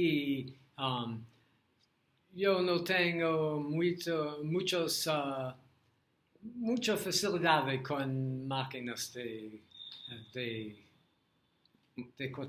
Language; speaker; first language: Spanish; non-native, learner; English